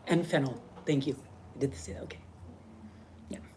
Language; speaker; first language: English; native; English